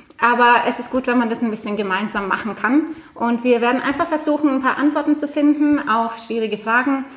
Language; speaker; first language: German; non-native, fluent; Norwegian